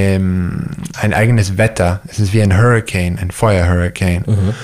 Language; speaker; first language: German; early bilingual, heritage; German